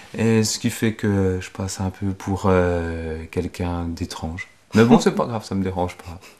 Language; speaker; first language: French; native; French